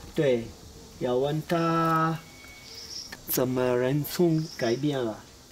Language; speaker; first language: Chinese; non-native, learner; Italian